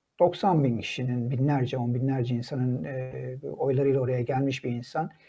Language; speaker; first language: Turkish; native; Turkish